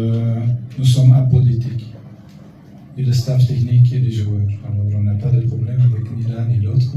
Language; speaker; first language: French; non-native, local second language; Dutch